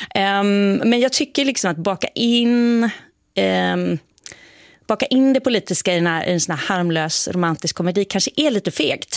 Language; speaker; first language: Swedish; native; Swedish